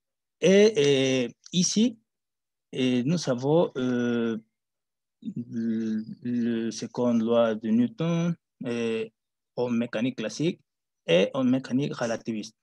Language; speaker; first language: French; non-native, learner; Spanish